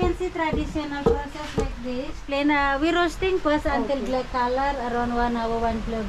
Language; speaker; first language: English; non-native, learner; Indonesian